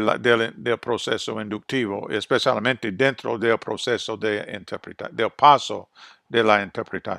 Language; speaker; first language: Spanish; non-native, fluent; English